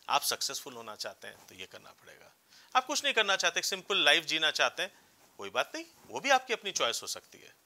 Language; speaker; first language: Hindi; native; Hindi